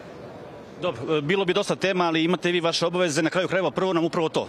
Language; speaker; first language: Serbian; native; Serbian